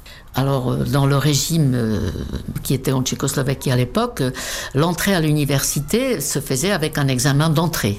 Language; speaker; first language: French; non-native, fluent; Czech